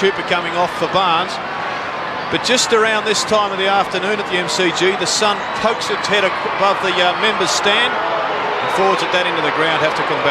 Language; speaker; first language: English; native; English